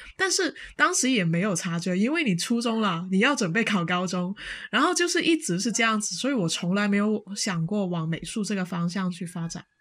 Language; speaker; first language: Chinese; non-native, local second language; Cantonese